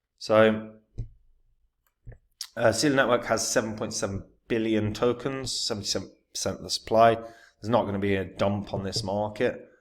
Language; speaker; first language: English; native; English